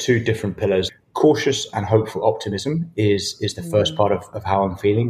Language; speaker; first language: English; native; English